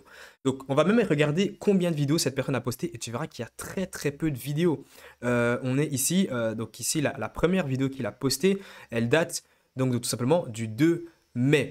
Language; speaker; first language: French; native; French